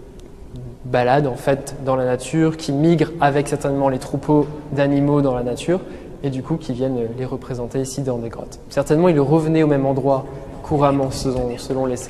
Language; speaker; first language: French; native; French